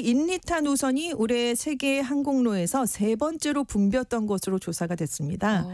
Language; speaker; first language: Korean; native; Korean